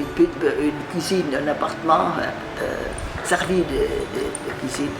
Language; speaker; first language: French; non-native, fluent; Vietnamese